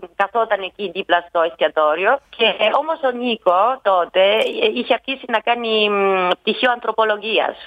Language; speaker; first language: Greek; non-native, fluent; Italian